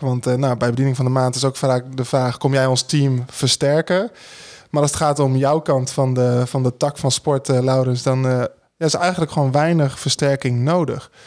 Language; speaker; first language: Dutch; native; Dutch